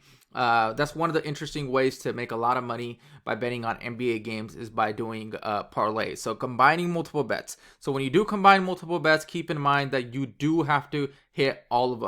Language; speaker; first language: English; native; English